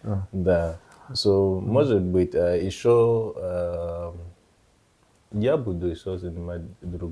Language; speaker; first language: Russian; non-native, learner; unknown